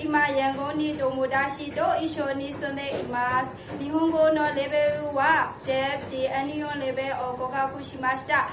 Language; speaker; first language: Japanese; non-native, learner; Burmese